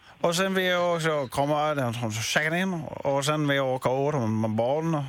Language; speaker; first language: Swedish; non-native, learner; Danish